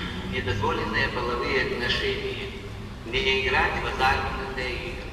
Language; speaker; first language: Russian; native; Russian